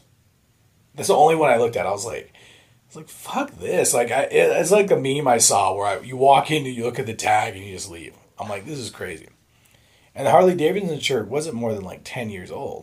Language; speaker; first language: English; native; English